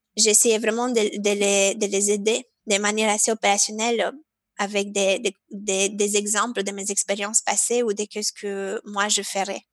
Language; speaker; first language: French; non-native, fluent; Romanian